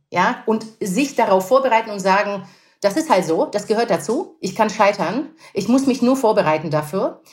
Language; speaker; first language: German; non-native, fluent; Russian